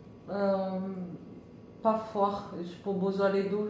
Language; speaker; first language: French; non-native, learner; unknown